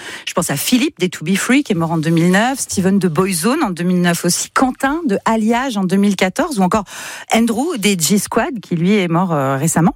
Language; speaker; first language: French; native; French